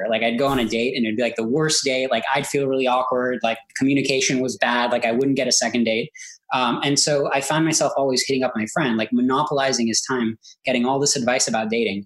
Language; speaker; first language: English; early bilingual, other home language; Hebrew